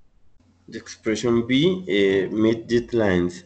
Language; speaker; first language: English; non-native, learner; Spanish